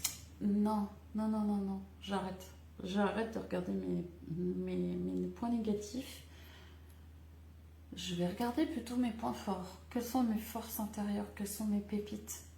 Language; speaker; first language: French; native; French